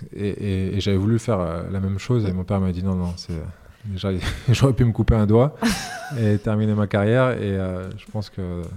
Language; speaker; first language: French; early bilingual, other home language; Serbian